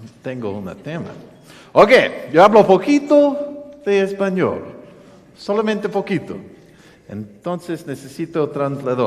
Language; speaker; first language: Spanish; non-native, learner; English